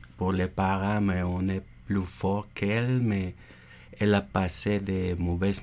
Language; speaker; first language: French; non-native, learner; Spanish